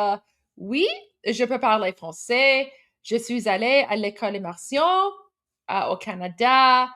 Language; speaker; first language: French; non-native, learner; Persian